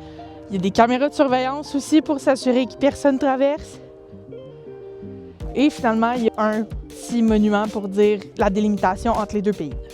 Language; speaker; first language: French; native; French